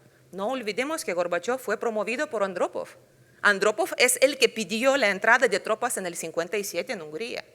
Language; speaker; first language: Spanish; non-native, fluent; Lithuanian